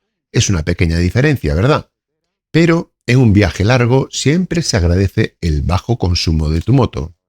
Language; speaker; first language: Spanish; native; Spanish